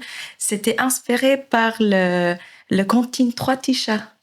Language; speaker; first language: French; non-native, fluent; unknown